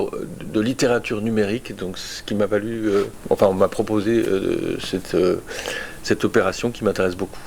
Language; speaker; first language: French; native; French